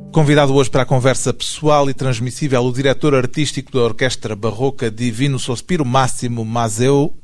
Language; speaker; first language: Portuguese; native; Portuguese